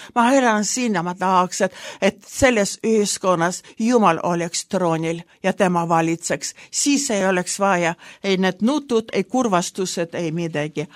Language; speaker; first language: Estonian; non-native, local second language; Russian